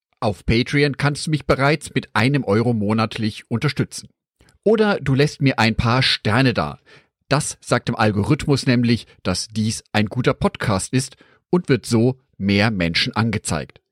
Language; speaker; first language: German; native; German